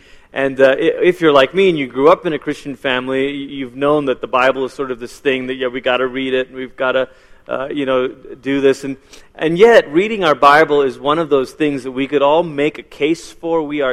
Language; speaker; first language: English; native; English